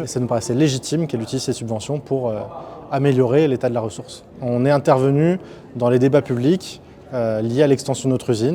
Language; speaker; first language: French; native; French